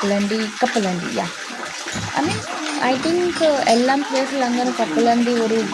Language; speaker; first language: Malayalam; non-native, local second language; Telugu